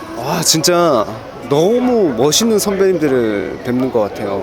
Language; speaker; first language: Korean; native; Korean